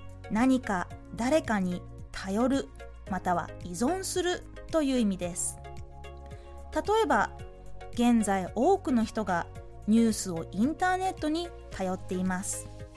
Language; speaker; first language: Japanese; native; Japanese